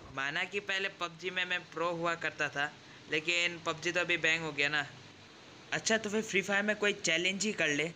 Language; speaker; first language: Hindi; native; Hindi